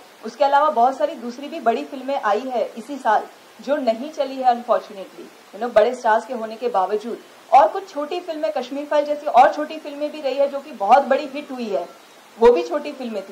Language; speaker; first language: Hindi; native; Hindi